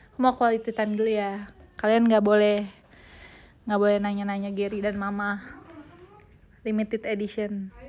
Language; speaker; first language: Indonesian; native; Indonesian